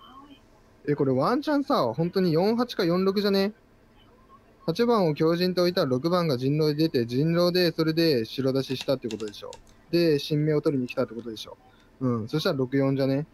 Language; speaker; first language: Japanese; native; Japanese